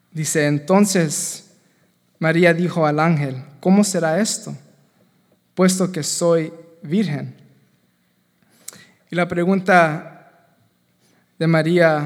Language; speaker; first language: Spanish; native; Spanish